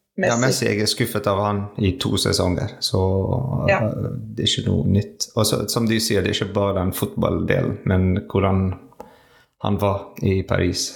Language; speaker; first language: Norwegian; non-native, learner; French